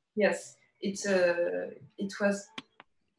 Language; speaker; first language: English; non-native, learner; French